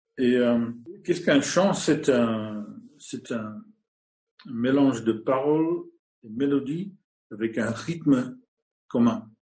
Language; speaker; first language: French; non-native, fluent; English